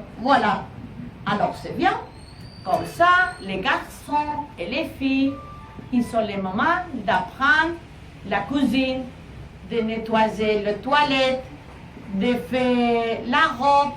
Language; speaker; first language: French; non-native, learner; Spanish